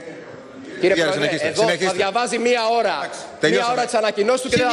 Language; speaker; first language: Greek; native; Greek